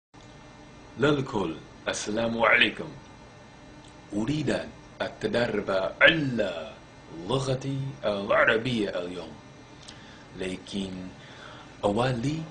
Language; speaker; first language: Arabic; non-native, learner; English